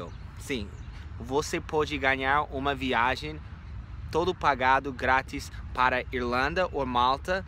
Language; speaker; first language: Portuguese; non-native, fluent; English